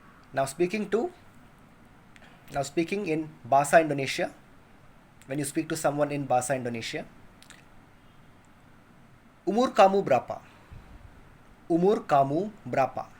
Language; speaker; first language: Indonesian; non-native, learner; Kannada